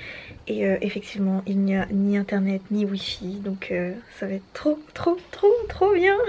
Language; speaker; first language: French; native; French